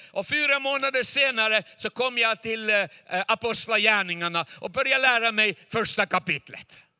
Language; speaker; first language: Swedish; non-native, fluent; Chinese